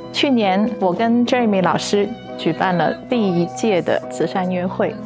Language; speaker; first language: Chinese; native; Chinese